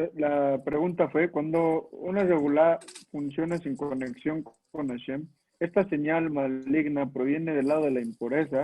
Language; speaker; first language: Spanish; native; Spanish